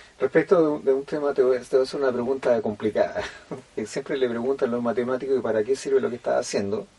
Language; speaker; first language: Spanish; native; Spanish